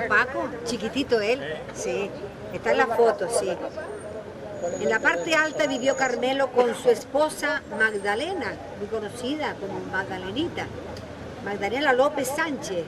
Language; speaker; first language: Spanish; native; Spanish